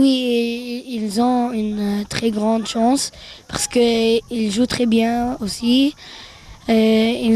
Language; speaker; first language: French; non-native, fluent; Arabic